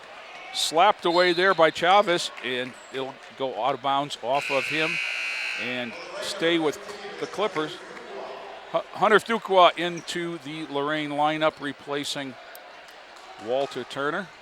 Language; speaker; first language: English; native; English